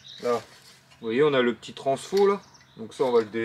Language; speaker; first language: French; native; French